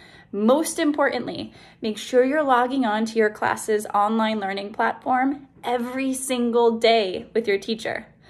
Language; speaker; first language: English; native; English